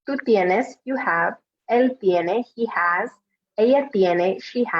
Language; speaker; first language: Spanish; non-native, fluent; English